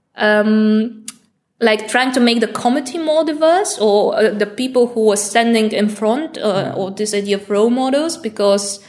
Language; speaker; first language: English; non-native, fluent; Bulgarian